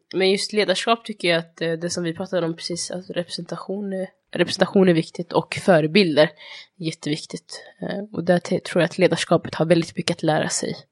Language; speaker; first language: Swedish; early bilingual, other home language; Somali